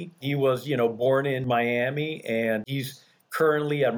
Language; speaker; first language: English; early bilingual, other home language; Spanish